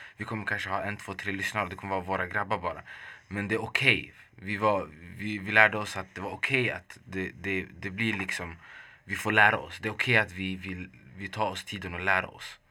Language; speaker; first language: Swedish; early bilingual, other home language; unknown